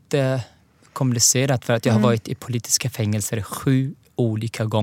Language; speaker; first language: Swedish; non-native, fluent; Arabic